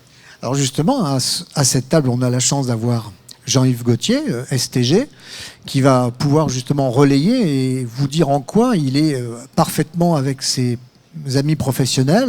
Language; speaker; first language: French; native; French